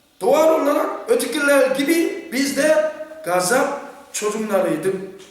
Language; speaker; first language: Turkish; non-native, fluent; Korean